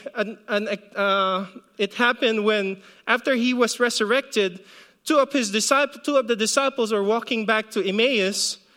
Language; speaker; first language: English; non-native, local second language; Filipino